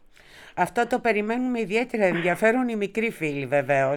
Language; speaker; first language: Greek; native; Greek